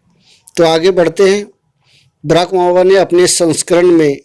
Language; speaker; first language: Hindi; native; Hindi